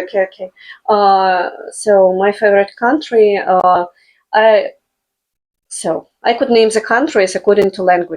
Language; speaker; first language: English; non-native, fluent; Russian